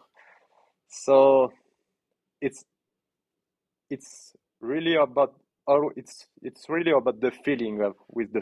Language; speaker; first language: English; non-native, learner; French